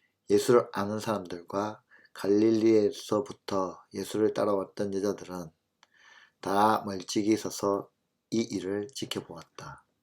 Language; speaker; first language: Korean; native; Korean